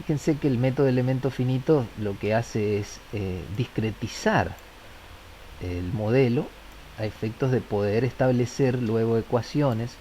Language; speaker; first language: Spanish; native; Spanish